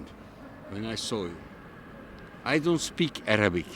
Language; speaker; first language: English; non-native, learner; French